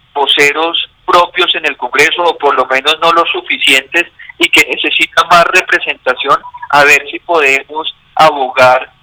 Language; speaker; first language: Spanish; native; Spanish